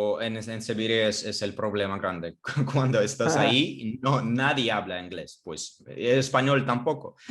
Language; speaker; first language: Spanish; non-native, fluent; Russian